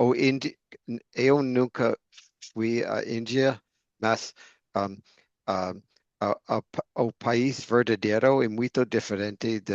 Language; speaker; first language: Portuguese; non-native, learner; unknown